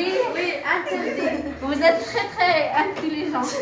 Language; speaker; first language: French; non-native, learner; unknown